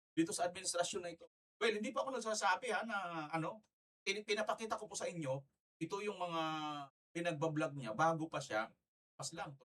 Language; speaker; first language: Filipino; non-native, local second language; Waray